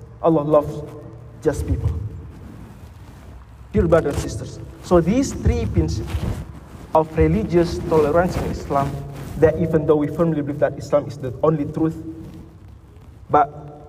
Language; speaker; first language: English; non-native, fluent; Indonesian